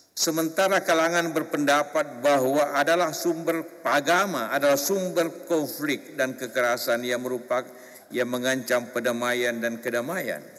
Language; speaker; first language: Indonesian; non-native, local second language; Buginese